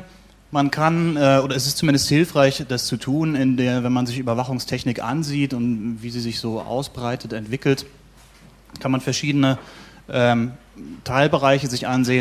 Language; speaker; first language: German; native; German